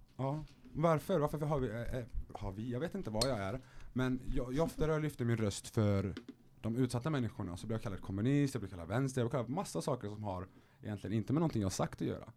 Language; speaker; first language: Swedish; early bilingual, other home language; Arabic